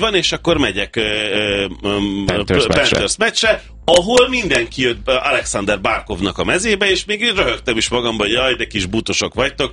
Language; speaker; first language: Hungarian; native; Hungarian